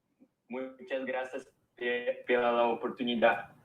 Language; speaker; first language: Spanish; non-native, fluent; Portuguese